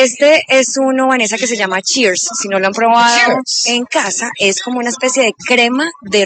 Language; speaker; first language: Spanish; native; Spanish